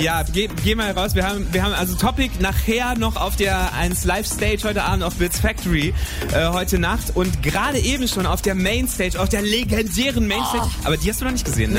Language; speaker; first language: German; native; German